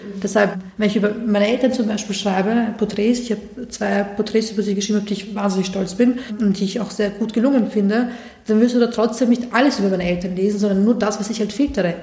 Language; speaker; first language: German; early bilingual, other home language; Bosnian